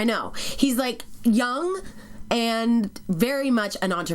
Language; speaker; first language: English; native; English